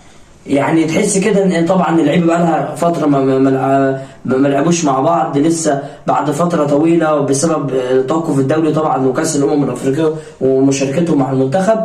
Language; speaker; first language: Arabic; native; Arabic